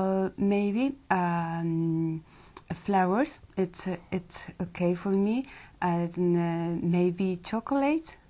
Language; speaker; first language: English; non-native, learner; Spanish